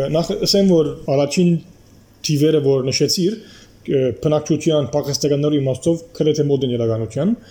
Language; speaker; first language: Armenian; early bilingual, heritage; Armenian